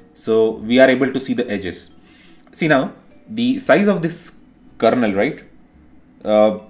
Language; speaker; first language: English; non-native, local second language; Marathi